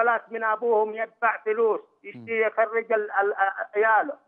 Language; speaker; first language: Arabic; native; Arabic